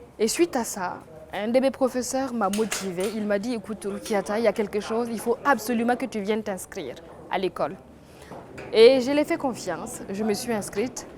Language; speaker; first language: French; non-native, local second language; Mossi